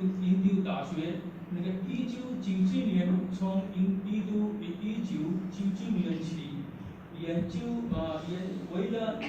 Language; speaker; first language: Chinese; non-native, learner; Hindi